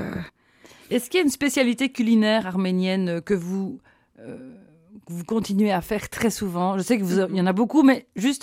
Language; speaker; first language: French; native; French